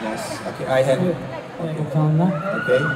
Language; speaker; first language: English; non-native, learner; Korean